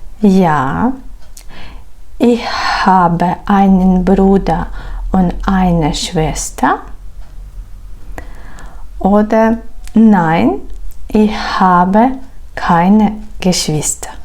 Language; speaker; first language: German; non-native, fluent; Ukrainian